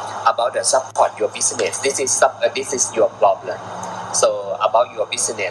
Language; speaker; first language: English; non-native, learner; Thai